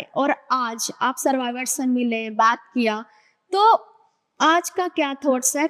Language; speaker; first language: Hindi; native; Hindi